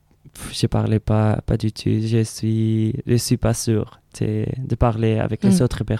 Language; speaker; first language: French; non-native, learner; Spanish